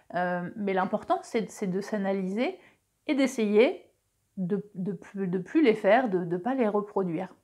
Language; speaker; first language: French; native; French